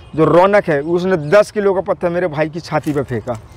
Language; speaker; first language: Hindi; native; Hindi